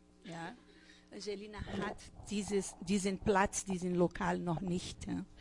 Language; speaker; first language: German; non-native, fluent; Portuguese